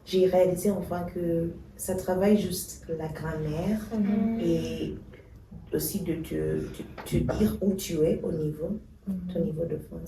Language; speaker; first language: French; non-native, fluent; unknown